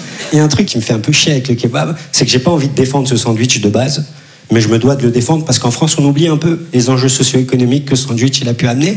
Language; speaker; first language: French; early bilingual, other home language; Turkish